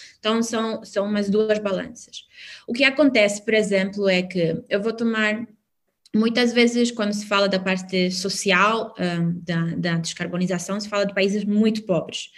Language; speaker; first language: Portuguese; non-native, fluent; Albanian